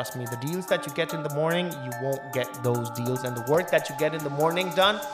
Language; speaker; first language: English; non-native, local second language; Urdu